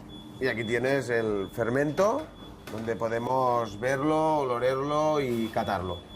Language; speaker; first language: Spanish; native; Spanish